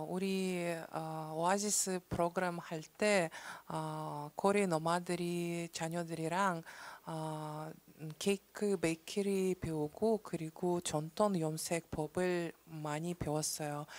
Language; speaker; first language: Korean; non-native, learner; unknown